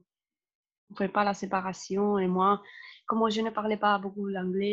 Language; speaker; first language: French; non-native, fluent; Spanish